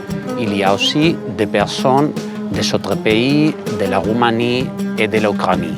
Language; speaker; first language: French; non-native, fluent; Spanish